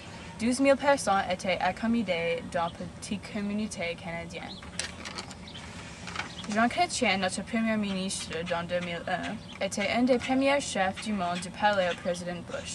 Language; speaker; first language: French; non-native, learner; English